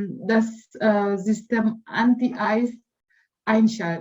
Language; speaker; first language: German; non-native, learner; Indonesian